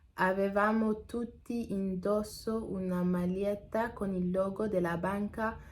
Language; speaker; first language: Italian; non-native, learner; English